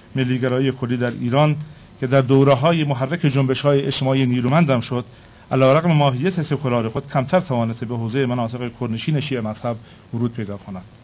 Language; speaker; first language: Persian; non-native, local second language; Kurdish